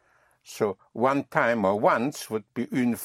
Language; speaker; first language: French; non-native, fluent; English